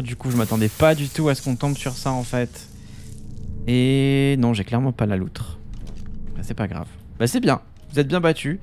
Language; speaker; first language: French; native; French